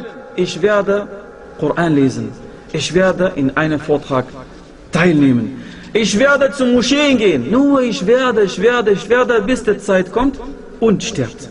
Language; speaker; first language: German; non-native, fluent; Arabic